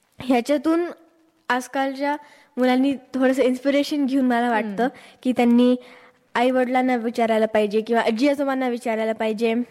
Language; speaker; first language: Marathi; early bilingual, heritage; Marathi